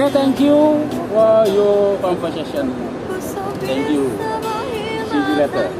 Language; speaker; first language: English; non-native, learner; Indonesian